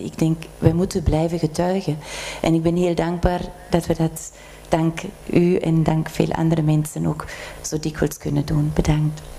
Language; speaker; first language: Dutch; non-native, fluent; German